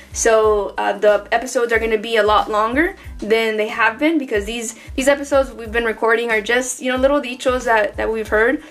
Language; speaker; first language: English; early bilingual, other home language; Spanish